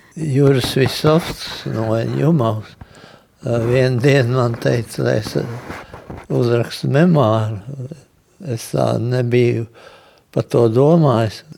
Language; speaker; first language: Latvian; native; Latvian